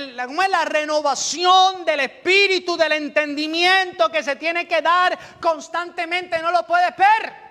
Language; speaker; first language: Spanish; native; Spanish